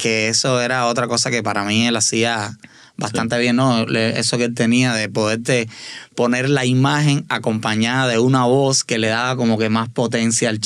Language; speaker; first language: Spanish; native; Spanish